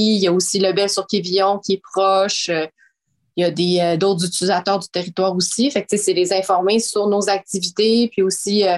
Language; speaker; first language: French; native; French